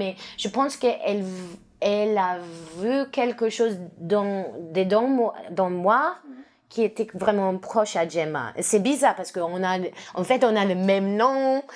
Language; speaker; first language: French; non-native, learner; English